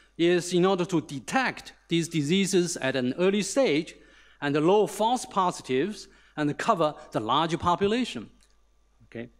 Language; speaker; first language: English; non-native, fluent; Chinese